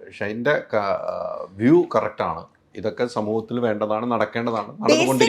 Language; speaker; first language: Malayalam; native; Malayalam